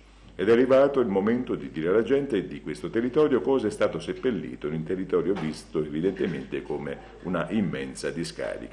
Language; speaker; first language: Italian; native; Italian